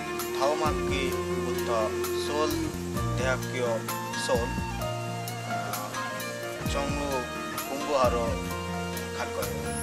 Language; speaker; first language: Korean; non-native, learner; Bangla